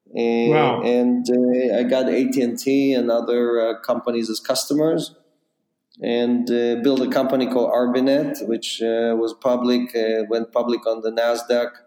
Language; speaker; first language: English; non-native, fluent; Russian